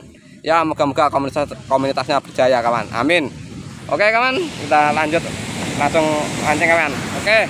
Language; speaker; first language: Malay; non-native, local second language; Javanese